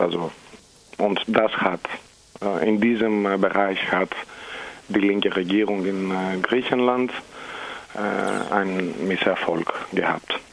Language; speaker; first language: German; non-native, fluent; Greek